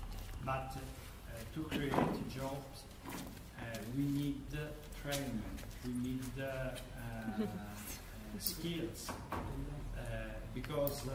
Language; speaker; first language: English; non-native, learner; Italian